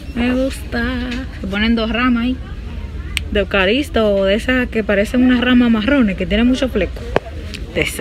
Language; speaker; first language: Spanish; native; Spanish